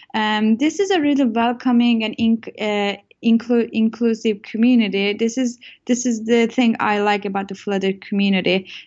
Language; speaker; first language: English; non-native, fluent; Turkish